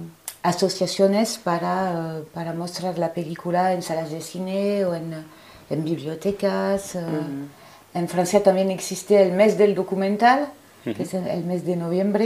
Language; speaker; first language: Spanish; non-native, fluent; French